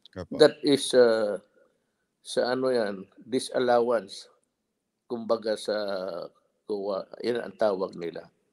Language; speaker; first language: Filipino; non-native, local second language; Cebuano